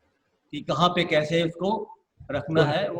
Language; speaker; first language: Hindi; native; Hindi